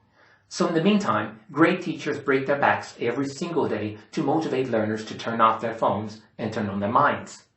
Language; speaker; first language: English; non-native, fluent; Portuguese